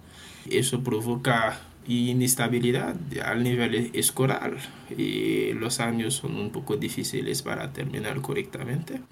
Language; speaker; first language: Spanish; non-native, fluent; Haitian Creole